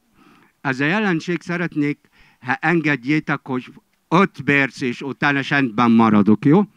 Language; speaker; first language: Hungarian; non-native, fluent; Arabic